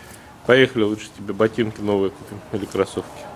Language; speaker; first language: Russian; native; Russian